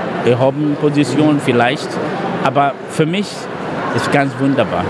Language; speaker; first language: German; non-native, fluent; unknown